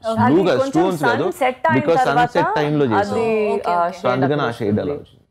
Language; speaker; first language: Telugu; native; Telugu